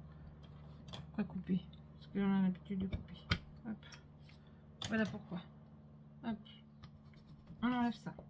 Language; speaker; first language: French; native; French